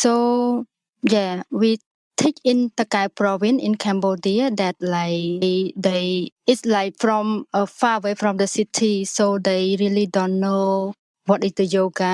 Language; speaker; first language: English; non-native, learner; Khmer